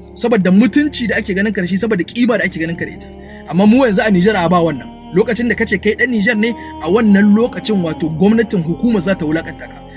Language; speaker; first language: Hausa; native; Hausa